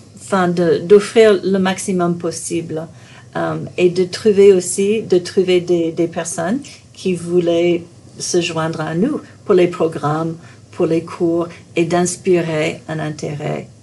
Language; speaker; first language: French; non-native, fluent; English